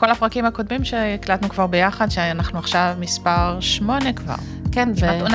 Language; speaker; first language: Hebrew; native; Hebrew